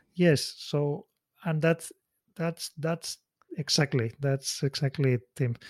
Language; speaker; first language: English; non-native, fluent; Spanish